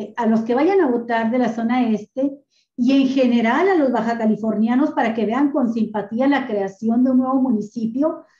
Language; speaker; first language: Spanish; native; Spanish